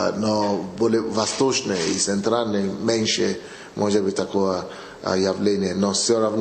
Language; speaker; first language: Russian; non-native, fluent; Yoruba